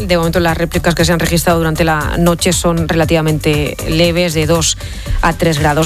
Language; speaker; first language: Spanish; native; Spanish